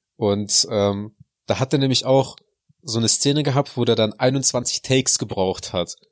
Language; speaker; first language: German; early bilingual, other home language; Russian